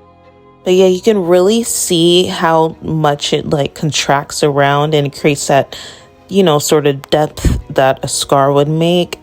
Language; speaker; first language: English; native; English